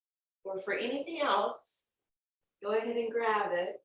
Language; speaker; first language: English; native; English